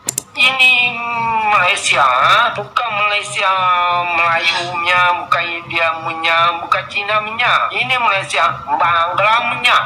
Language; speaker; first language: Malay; non-native, local second language; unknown